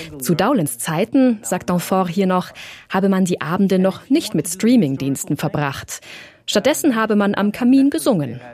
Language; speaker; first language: German; native; German